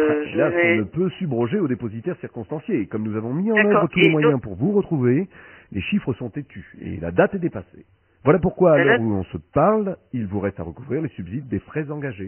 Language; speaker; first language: French; native; French